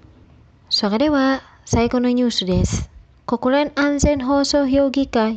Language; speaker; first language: Japanese; non-native, fluent; Indonesian